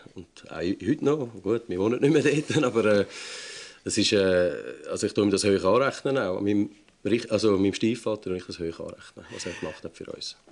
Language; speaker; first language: German; native; German